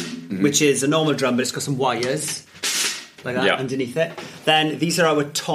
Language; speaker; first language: English; non-native, local second language; Welsh